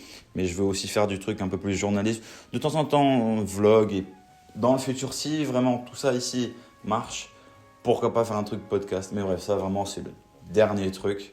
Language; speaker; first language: French; native; French